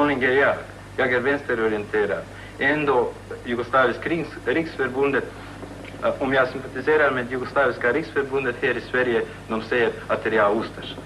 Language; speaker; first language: Swedish; non-native, fluent; Croatian